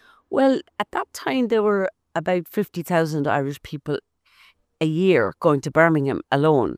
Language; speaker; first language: English; native; English